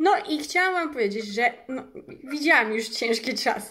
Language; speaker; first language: Polish; early bilingual, heritage; English